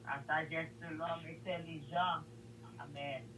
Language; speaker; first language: French; non-native, learner; Haitian Creole